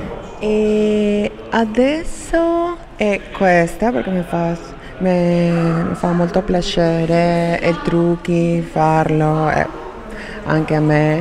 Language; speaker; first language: Italian; non-native, fluent; Spanish